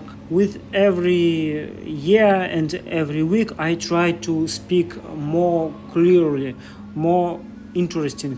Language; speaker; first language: English; non-native, learner; Russian